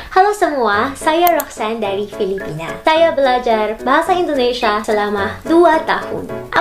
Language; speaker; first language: Indonesian; non-native, learner; Filipino